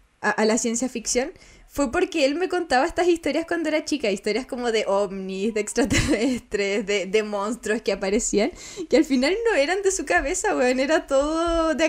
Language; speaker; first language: Spanish; native; Spanish